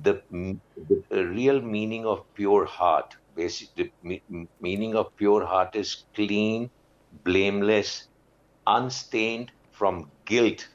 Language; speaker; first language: English; non-native, local second language; Urdu